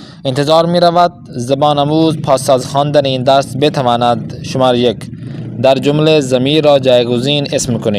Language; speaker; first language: Persian; non-native, fluent; Urdu